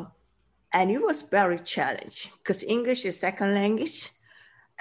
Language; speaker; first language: English; non-native, learner; Korean